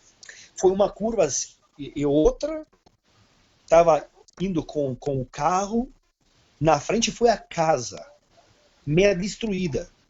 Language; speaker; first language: Portuguese; non-native, fluent; Serbian